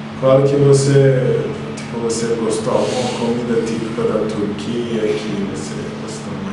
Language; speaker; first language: Portuguese; non-native, learner; Turkish